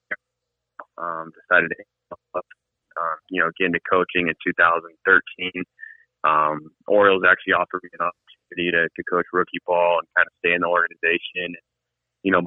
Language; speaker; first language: English; native; English